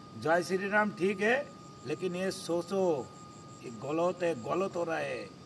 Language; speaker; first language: Hindi; non-native, local second language; Bangla